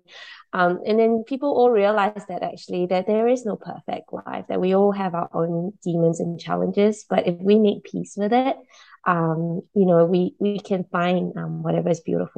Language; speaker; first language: English; non-native, local second language; Chinese